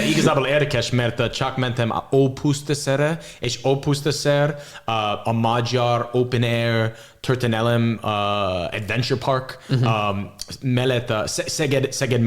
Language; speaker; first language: Hungarian; non-native, learner; English